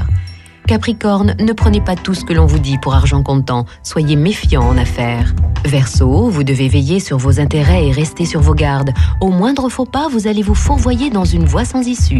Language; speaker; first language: French; native; French